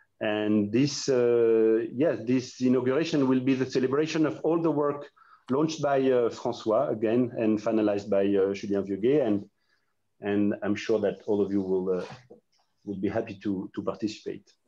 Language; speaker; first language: English; non-native, fluent; French